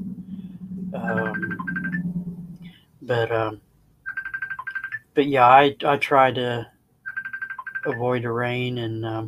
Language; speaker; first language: English; native; English